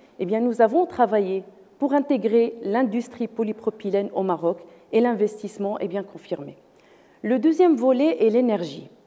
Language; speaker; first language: French; non-native, local second language; Arabic